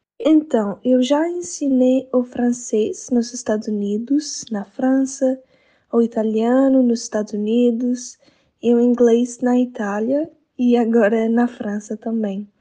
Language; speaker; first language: Portuguese; non-native, fluent; English